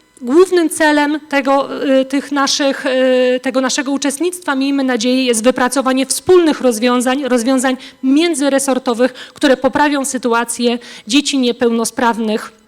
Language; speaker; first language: Polish; native; Polish